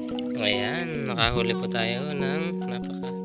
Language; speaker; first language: Filipino; native; Filipino